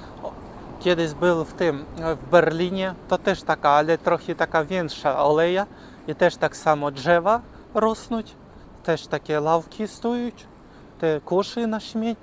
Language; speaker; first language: Polish; non-native, learner; Ukrainian